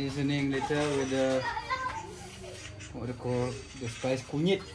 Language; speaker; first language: English; non-native, learner; Indonesian